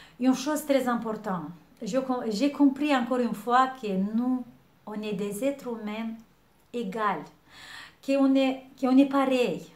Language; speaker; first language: French; non-native, fluent; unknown